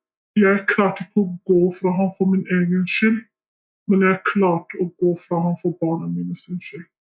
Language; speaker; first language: Norwegian; non-native, fluent; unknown